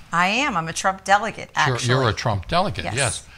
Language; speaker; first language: English; native; English